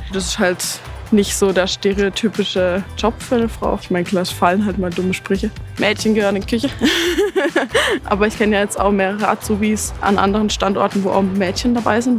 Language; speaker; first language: German; native; German